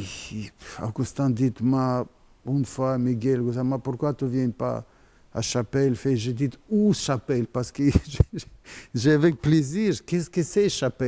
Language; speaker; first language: French; non-native, learner; Russian